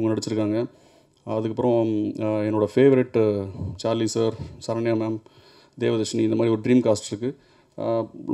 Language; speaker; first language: Tamil; native; Tamil